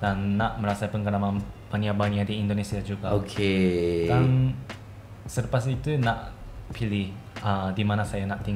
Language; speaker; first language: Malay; non-native, fluent; Japanese